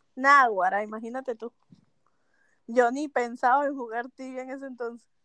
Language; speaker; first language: Spanish; native; Spanish